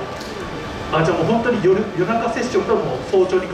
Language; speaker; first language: Japanese; native; Japanese